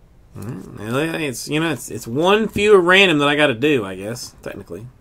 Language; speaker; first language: English; native; English